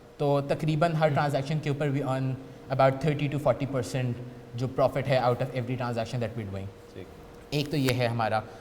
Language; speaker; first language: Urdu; native; Urdu